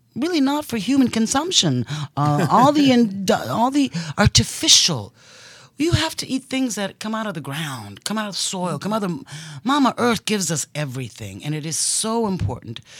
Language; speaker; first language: English; early bilingual, other home language; Italian